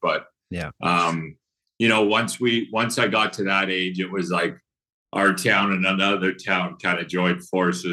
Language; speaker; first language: English; native; English